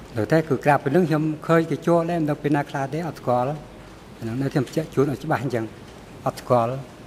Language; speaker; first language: Khmer; non-native, local second language; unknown